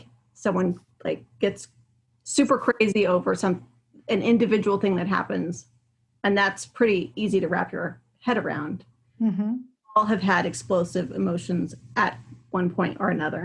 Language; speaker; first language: English; native; English